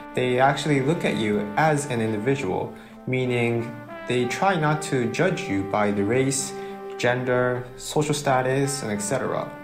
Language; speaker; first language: English; early bilingual, other home language; Japanese